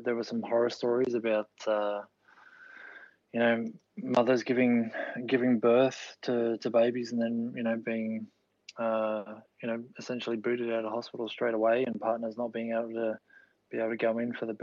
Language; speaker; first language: English; native; English